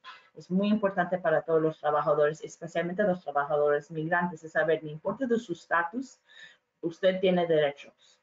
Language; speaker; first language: Spanish; non-native, fluent; English